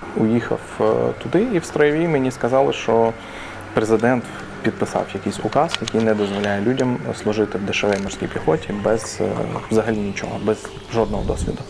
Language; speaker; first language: Ukrainian; non-native, local second language; Russian